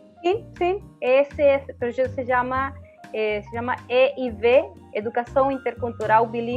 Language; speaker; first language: Portuguese; non-native, fluent; Spanish